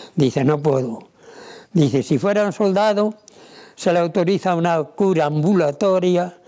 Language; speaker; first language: Spanish; non-native, local second language; Galician